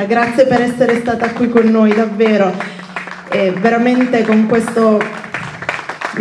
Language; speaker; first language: Italian; native; Italian